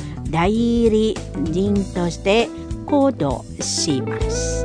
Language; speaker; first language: Japanese; non-native, fluent; Indonesian